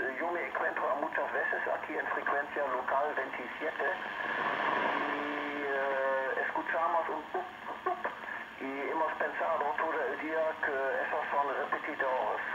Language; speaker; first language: Spanish; non-native, learner; German